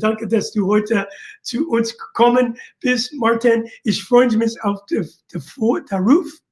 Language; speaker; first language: German; non-native, learner; English